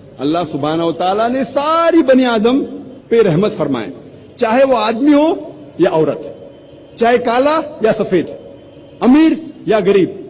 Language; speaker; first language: Urdu; non-native, local second language; Konkani